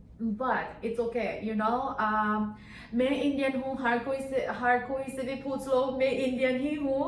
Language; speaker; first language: Hindi; non-native, local second language; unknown